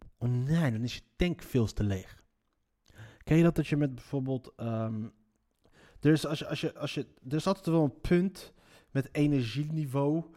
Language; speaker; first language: Dutch; early bilingual, other home language; Riffian